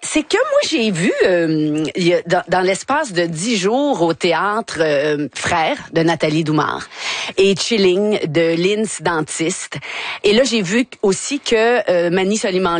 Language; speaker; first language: French; native; French